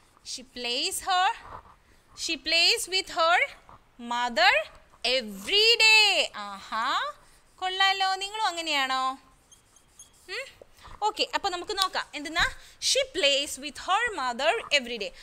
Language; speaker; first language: English; non-native, local second language; Malayalam